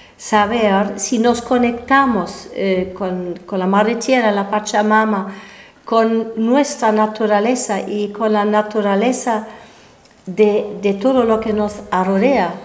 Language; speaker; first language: Spanish; non-native, fluent; German